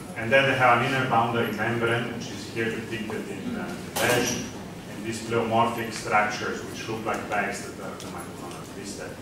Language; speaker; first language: English; non-native, fluent; Italian